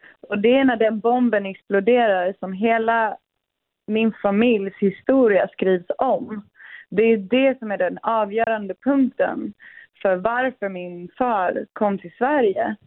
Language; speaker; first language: Swedish; early bilingual, other home language; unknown